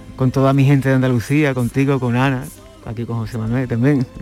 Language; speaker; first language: Spanish; native; Spanish